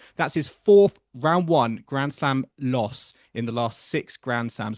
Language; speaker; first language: English; native; English